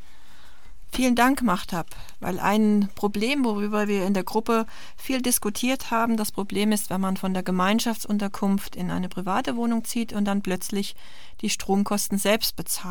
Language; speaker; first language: German; native; German